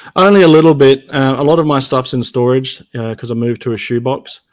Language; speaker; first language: English; native; English